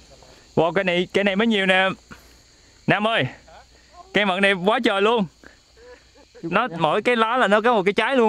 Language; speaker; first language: Vietnamese; native; Vietnamese